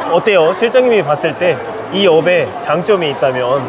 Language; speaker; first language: Korean; native; Korean